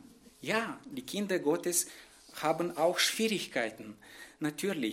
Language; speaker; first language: German; non-native, fluent; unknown